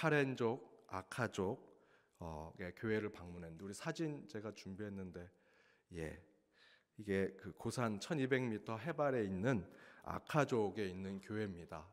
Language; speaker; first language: Korean; native; Korean